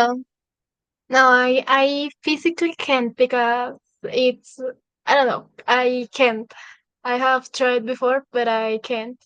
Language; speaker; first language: English; non-native, fluent; Spanish